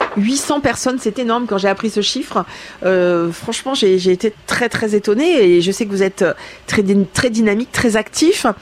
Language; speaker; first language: French; native; French